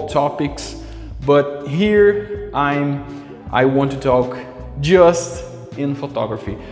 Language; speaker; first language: English; non-native, local second language; Portuguese